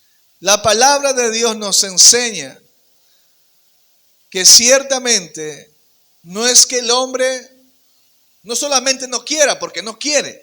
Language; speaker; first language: Spanish; native; Spanish